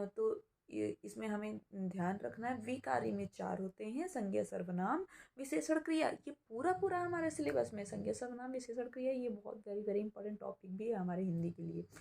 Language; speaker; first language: Hindi; native; Hindi